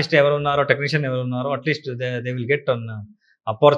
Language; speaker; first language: Telugu; non-native, learner; Kannada